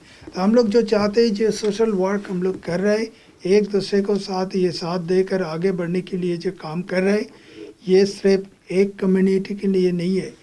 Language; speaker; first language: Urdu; non-native, fluent; Bangla